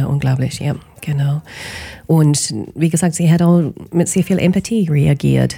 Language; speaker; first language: German; non-native, fluent; English